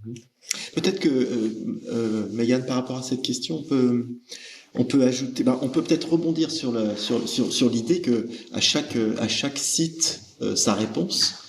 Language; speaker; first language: French; native; French